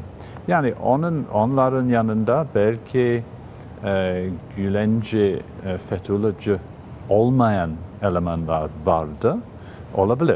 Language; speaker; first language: Turkish; non-native, fluent; English